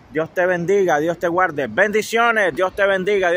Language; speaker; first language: Spanish; native; Spanish